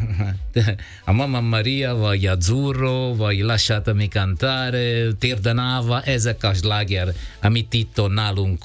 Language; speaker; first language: Hungarian; non-native, fluent; Italian